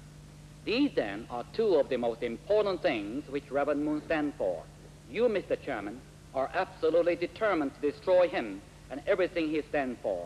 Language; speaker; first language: English; non-native, local second language; Korean